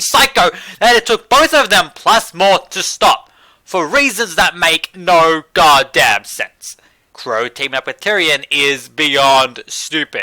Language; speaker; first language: English; native; English